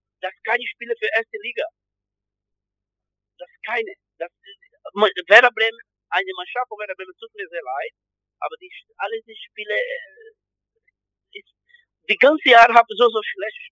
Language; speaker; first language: German; non-native, learner; Portuguese